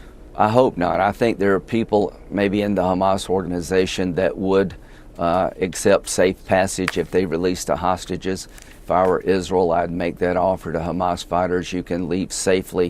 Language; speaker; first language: English; native; English